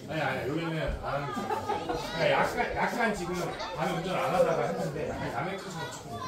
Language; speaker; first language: Korean; native; Korean